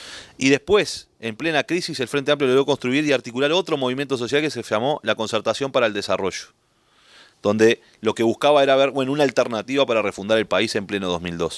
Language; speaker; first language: Spanish; native; Spanish